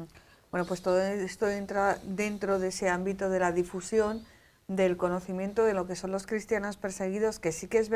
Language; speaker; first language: Spanish; native; Spanish